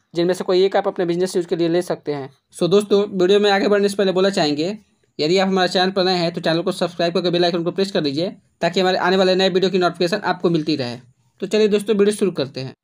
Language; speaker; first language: Hindi; native; Hindi